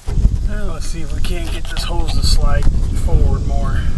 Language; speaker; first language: English; native; English